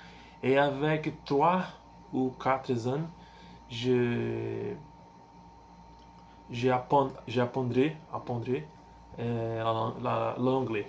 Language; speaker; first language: French; non-native, learner; Portuguese